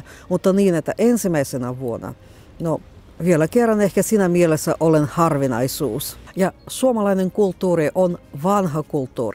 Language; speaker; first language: Finnish; non-native, fluent; Russian